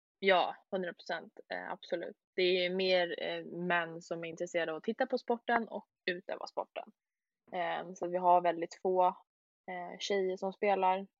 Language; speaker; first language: Swedish; native; Swedish